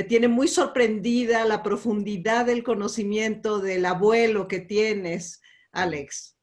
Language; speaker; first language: Spanish; native; Spanish